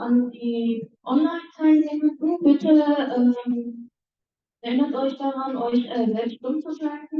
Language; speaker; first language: German; non-native, fluent; Korean